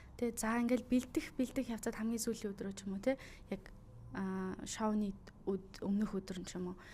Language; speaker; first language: Mongolian; native; Mongolian